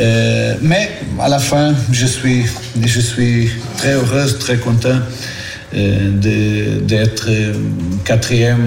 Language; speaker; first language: French; non-native, learner; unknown